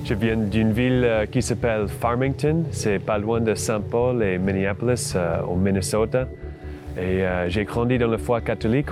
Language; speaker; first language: French; non-native, fluent; English